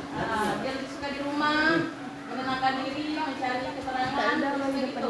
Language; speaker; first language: Indonesian; native; Indonesian